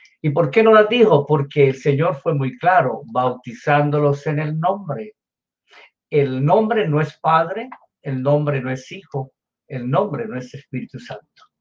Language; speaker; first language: Spanish; native; Spanish